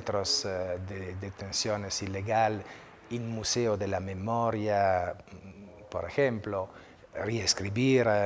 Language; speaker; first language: Spanish; non-native, fluent; Italian